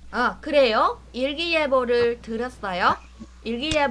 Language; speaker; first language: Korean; non-native, fluent; Vietnamese